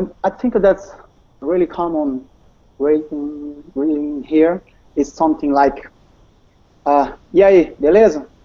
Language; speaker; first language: English; non-native, learner; Portuguese